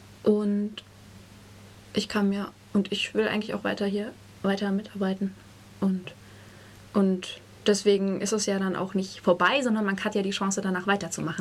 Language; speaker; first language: German; native; German